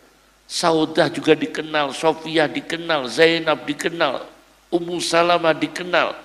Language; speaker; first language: Indonesian; native; Indonesian